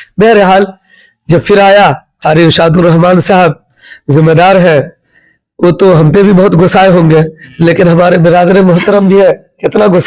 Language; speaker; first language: Urdu; native; Urdu